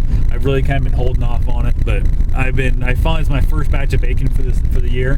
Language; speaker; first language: English; native; English